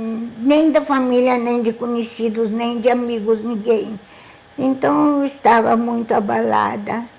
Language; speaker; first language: Portuguese; non-native, fluent; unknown